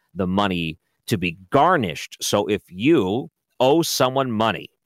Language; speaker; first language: English; native; English